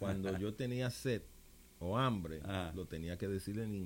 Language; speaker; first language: Spanish; non-native, local second language; English